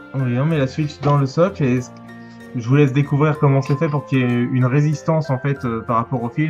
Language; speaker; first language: French; native; French